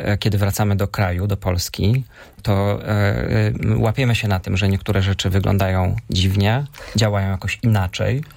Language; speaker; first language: Polish; native; Polish